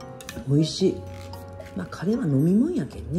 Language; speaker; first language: Japanese; native; Japanese